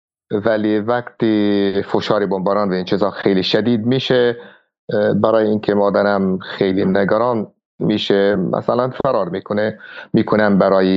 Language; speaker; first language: Persian; non-native, fluent; Arabic